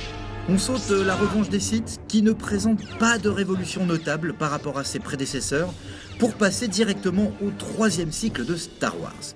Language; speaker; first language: French; native; French